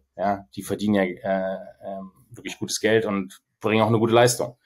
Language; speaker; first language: German; native; German